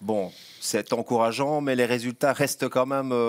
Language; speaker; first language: French; native; French